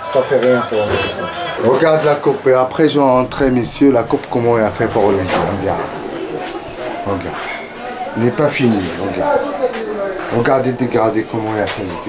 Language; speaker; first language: French; non-native, learner; Arabic